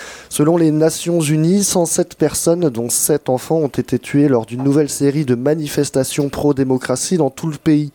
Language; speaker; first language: French; native; French